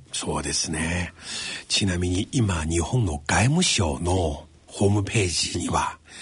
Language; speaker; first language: Japanese; non-native, fluent; Chinese